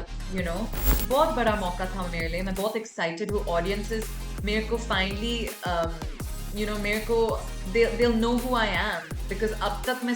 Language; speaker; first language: Hindi; non-native, local second language; English